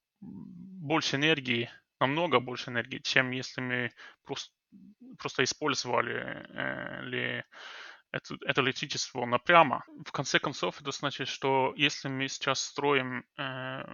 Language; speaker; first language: Russian; non-native, fluent; Norwegian